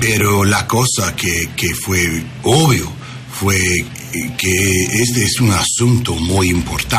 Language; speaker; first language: Spanish; non-native, learner; English